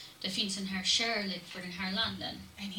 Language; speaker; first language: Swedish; non-native, learner; English